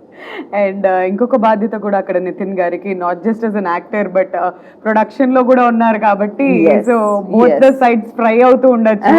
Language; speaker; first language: Telugu; native; Telugu